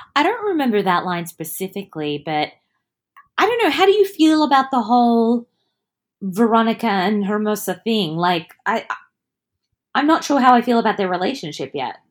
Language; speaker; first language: English; early bilingual, other home language; Italian